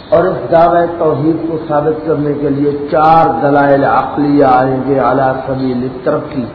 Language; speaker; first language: Urdu; non-native, local second language; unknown